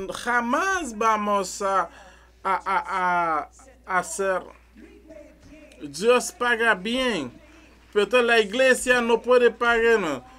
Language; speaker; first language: Spanish; non-native, learner; French